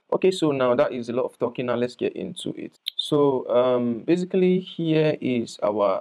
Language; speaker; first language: English; non-native, local second language; Yoruba